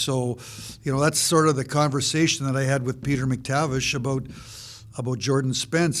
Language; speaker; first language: English; native; English